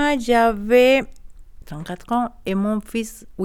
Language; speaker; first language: French; non-native, learner; Spanish